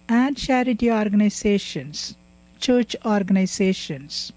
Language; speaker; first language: English; non-native, local second language; Tamil